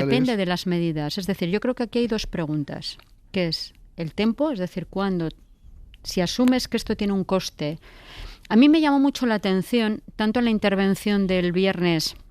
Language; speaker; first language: Spanish; native; Spanish